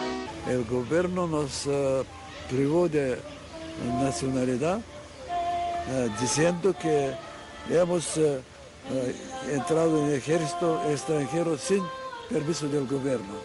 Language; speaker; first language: Spanish; non-native, fluent; Bulgarian